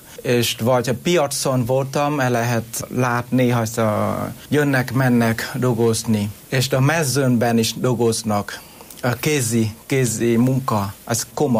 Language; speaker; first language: Hungarian; non-native, learner; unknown